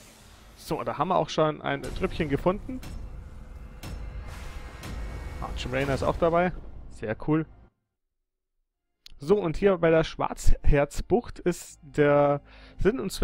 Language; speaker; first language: German; native; German